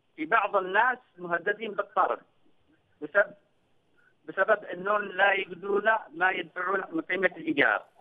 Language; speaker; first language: Arabic; native; Arabic